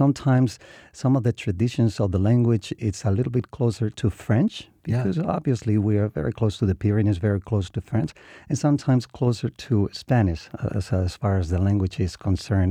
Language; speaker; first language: English; non-native, fluent; Spanish